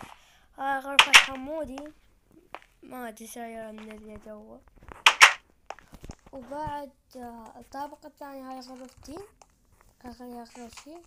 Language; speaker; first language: Arabic; early bilingual, heritage; Arabic